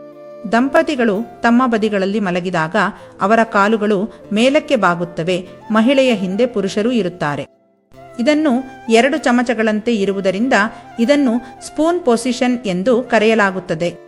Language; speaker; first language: Kannada; native; Kannada